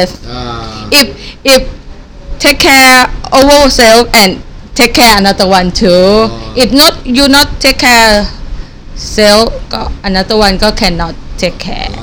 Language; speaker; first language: English; non-native, learner; Thai